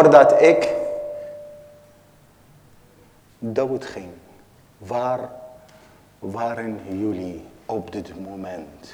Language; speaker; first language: Dutch; non-native, learner; Arabic